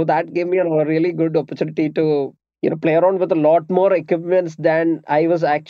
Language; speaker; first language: English; non-native, local second language; Malayalam